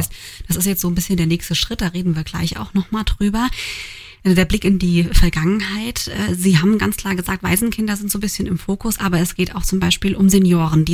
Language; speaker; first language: German; native; German